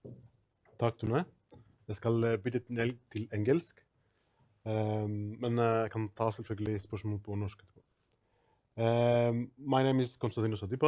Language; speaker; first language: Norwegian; non-native, fluent; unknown